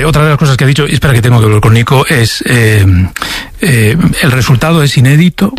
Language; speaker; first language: Spanish; native; Spanish